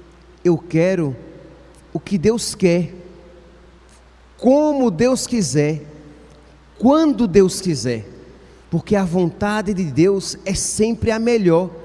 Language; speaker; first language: Portuguese; native; Portuguese